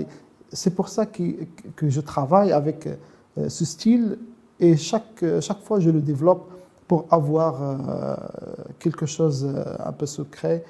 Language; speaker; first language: French; non-native, local second language; Arabic